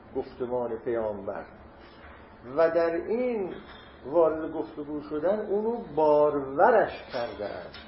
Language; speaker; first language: Persian; non-native, local second language; Azerbaijani